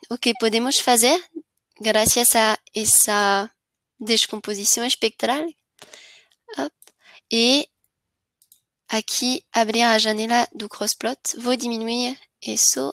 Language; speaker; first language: Spanish; non-native, learner; French